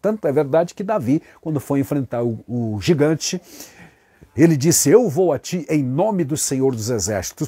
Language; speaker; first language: Portuguese; native; Portuguese